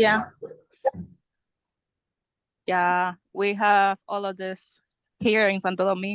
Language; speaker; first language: English; non-native, fluent; Spanish